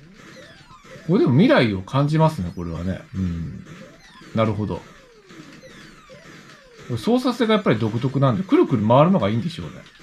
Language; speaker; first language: Japanese; native; Japanese